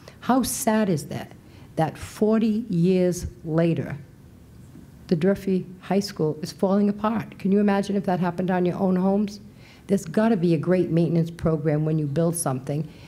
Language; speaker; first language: English; early bilingual, other home language; Portuguese